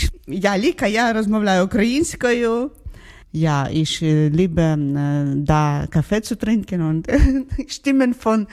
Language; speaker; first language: German; non-native, learner; Ukrainian